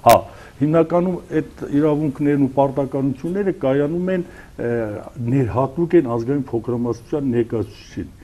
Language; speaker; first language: Armenian; non-native, local second language; Kurdish